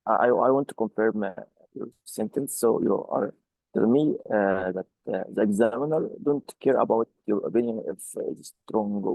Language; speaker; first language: English; non-native, fluent; Arabic